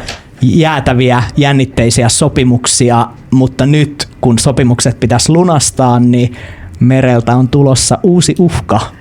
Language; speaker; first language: Finnish; native; Finnish